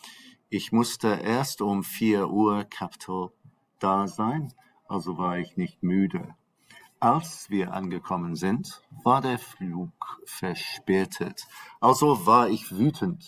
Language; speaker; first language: German; non-native, fluent; English